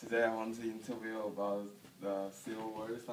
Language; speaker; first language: English; non-native, learner; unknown